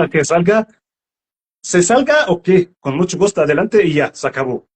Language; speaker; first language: Spanish; non-native, learner; Arabic